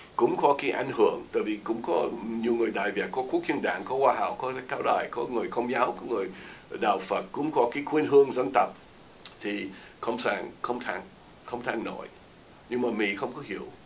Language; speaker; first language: Vietnamese; non-native, fluent; English